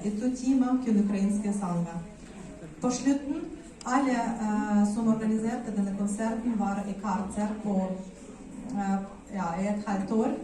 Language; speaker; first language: Norwegian; non-native, learner; Ukrainian